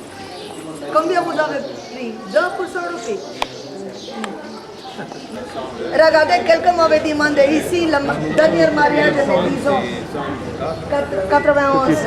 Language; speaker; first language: French; non-native, fluent; Hindi